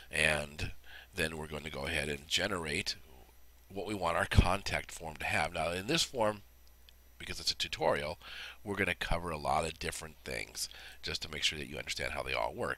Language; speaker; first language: English; native; English